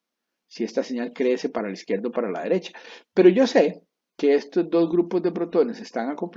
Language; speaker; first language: Spanish; native; Spanish